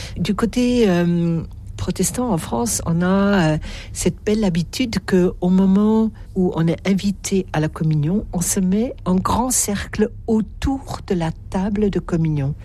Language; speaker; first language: French; native; French